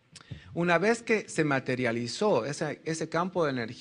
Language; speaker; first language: Spanish; native; Spanish